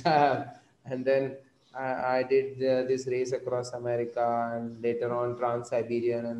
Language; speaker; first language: English; non-native, local second language; Marathi